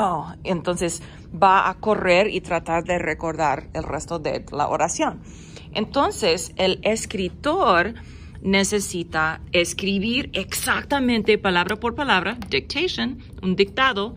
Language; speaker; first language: Spanish; non-native, fluent; English